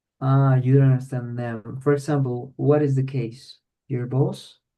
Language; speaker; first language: English; non-native, fluent; Spanish